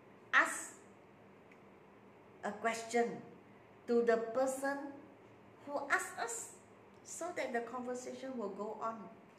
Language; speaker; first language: English; non-native, local second language; Malay